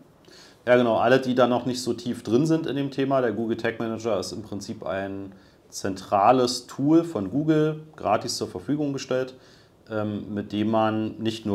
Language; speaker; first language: German; native; German